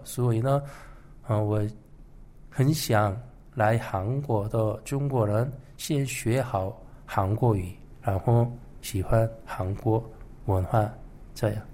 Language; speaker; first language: Chinese; non-native, fluent; Korean